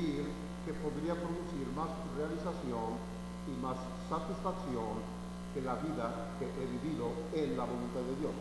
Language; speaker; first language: Spanish; non-native, fluent; English